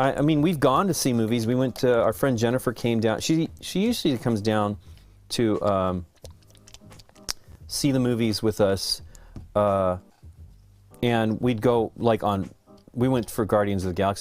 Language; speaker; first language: English; native; English